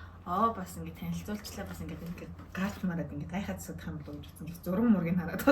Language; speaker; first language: Mongolian; native; Mongolian